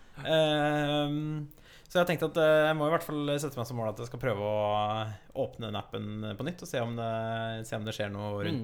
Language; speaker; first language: Norwegian; native; Norwegian